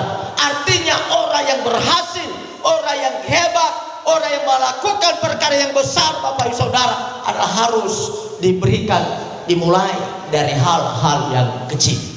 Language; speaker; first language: Indonesian; native; Indonesian